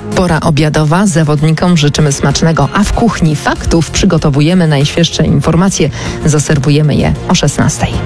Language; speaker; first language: Polish; native; Polish